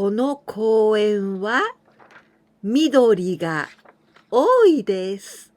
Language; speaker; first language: Japanese; non-native, fluent; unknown